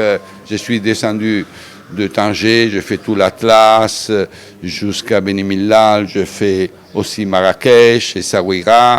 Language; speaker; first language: French; non-native, fluent; Italian